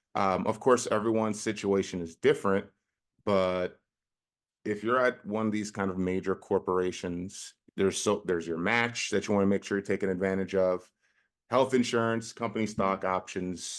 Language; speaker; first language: English; native; English